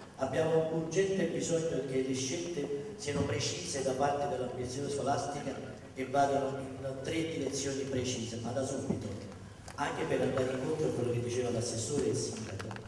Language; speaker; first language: Italian; native; Italian